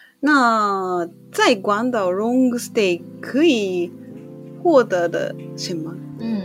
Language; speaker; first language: Chinese; non-native, learner; Japanese